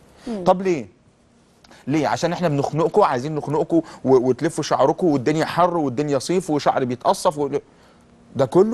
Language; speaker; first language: Arabic; native; Arabic